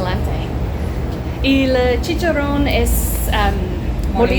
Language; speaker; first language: Spanish; non-native, learner; English